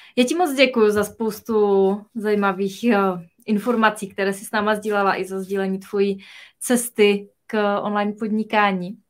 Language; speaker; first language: Czech; native; Czech